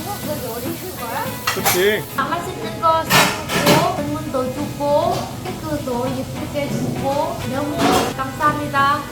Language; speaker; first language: Korean; non-native, local second language; Vietnamese